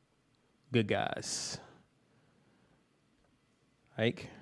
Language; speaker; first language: English; native; English